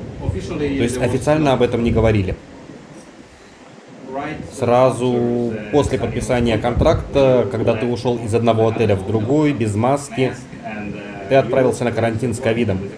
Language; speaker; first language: Russian; native; Russian